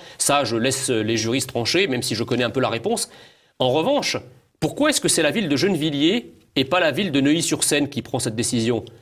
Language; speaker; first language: French; early bilingual, other home language; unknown